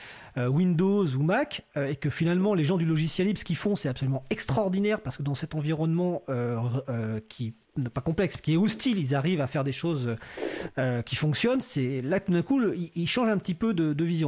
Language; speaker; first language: French; native; French